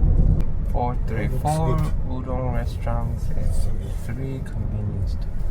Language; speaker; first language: English; non-native, fluent; Korean